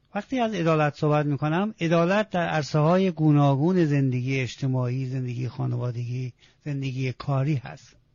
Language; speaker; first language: Persian; non-native, local second language; Azerbaijani